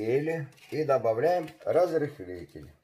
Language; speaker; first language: Russian; native; Russian